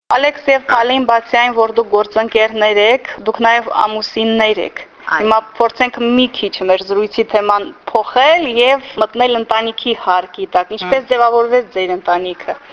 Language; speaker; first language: Armenian; native; Armenian